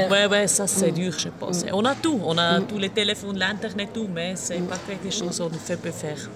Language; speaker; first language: French; non-native, local second language; German